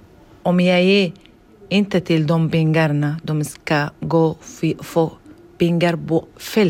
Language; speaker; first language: Swedish; non-native, learner; Arabic